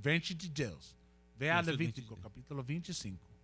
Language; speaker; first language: Portuguese; non-native, learner; Spanish